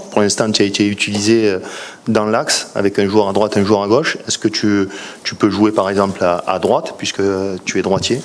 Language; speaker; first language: French; native; French